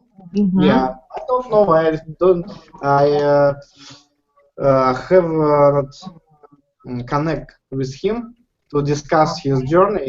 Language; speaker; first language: English; non-native, learner; Russian